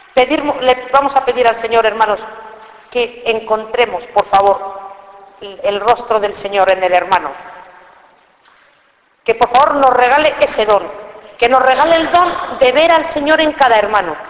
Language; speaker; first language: Spanish; native; Spanish